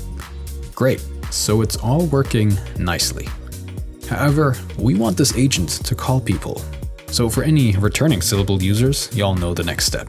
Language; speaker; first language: English; native; English